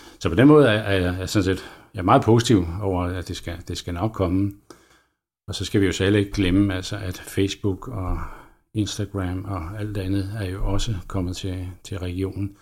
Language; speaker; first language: Danish; native; Danish